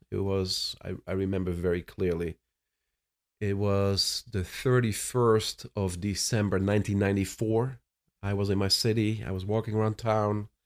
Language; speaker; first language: English; non-native, fluent; Dutch